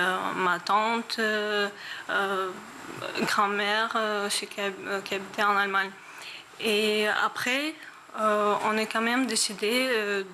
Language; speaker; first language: French; non-native, learner; Ukrainian